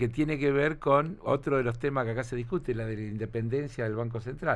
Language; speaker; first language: Spanish; native; Spanish